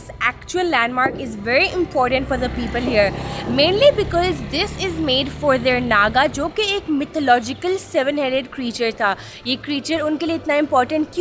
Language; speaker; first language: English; non-native, local second language; Urdu